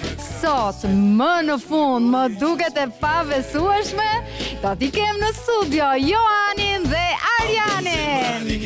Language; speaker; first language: Albanian; native; Albanian